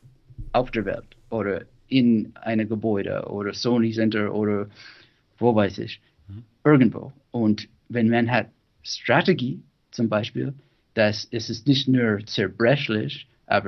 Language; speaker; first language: German; non-native, learner; English